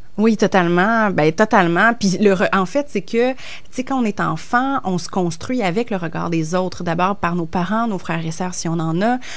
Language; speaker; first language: French; native; French